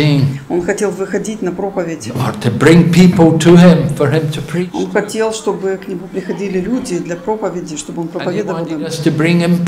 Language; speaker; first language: Russian; native; Russian